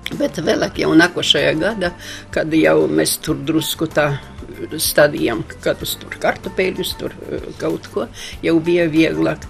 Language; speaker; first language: Latvian; non-native, local second language; Polish